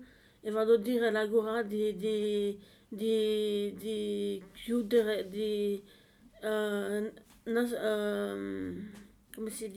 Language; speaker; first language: Italian; non-native, learner; French